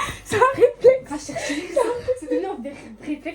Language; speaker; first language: French; native; French